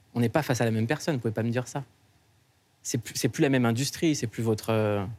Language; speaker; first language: French; native; French